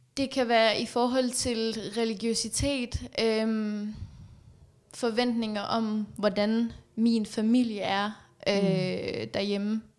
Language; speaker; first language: Danish; early bilingual, other home language; Persian